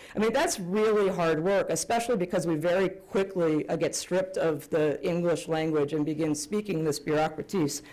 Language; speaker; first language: English; native; English